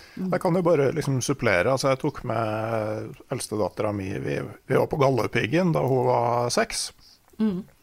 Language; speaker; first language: Norwegian; native; Norwegian